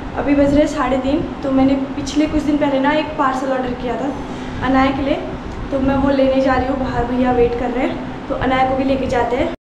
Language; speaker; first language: Hindi; native; Hindi